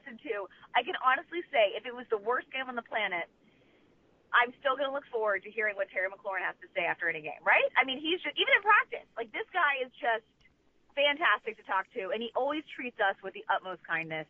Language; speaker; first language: English; native; English